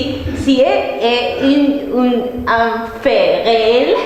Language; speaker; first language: French; non-native, learner; Spanish